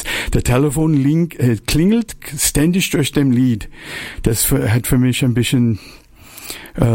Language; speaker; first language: German; non-native, fluent; English